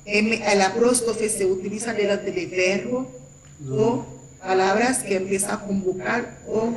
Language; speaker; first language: Spanish; non-native, fluent; French